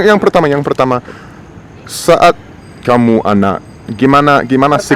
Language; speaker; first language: Indonesian; non-native, fluent; English